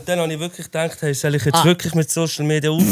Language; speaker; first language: German; native; German